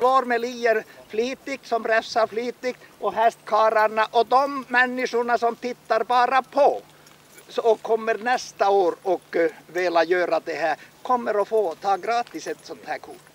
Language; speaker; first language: Swedish; non-native, local second language; Finnish